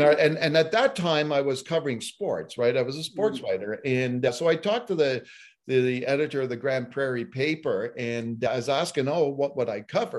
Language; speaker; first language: English; early bilingual, other home language; Italian